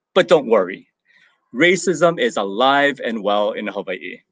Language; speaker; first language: English; native; English